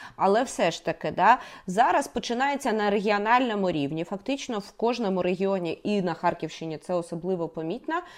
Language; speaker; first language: Ukrainian; native; Ukrainian